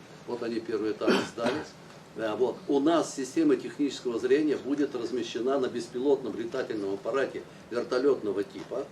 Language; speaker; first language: Russian; native; Russian